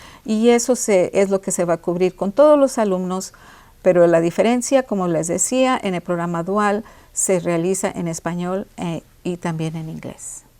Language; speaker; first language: Spanish; early bilingual, heritage; Spanish